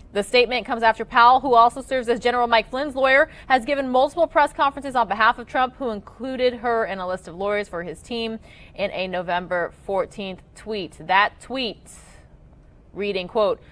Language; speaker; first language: English; native; English